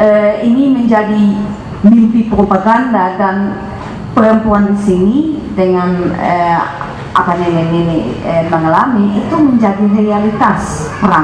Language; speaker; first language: Indonesian; non-native, fluent; Dutch